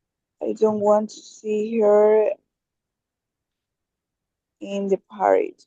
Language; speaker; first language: English; non-native, learner; Spanish